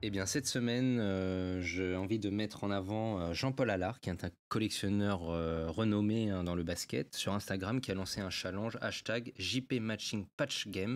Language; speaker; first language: French; native; French